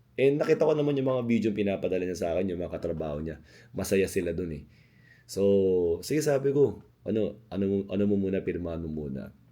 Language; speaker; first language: Filipino; native; Filipino